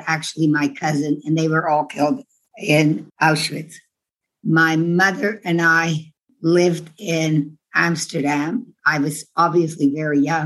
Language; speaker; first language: English; non-native, fluent; Dutch